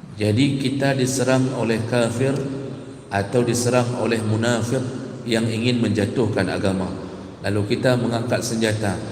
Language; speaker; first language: Malay; non-native, local second language; Achinese